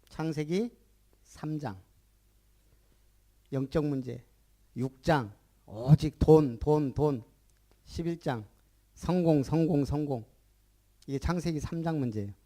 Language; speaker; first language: Korean; native; Korean